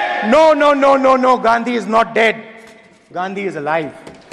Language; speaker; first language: English; non-native, local second language; Hindi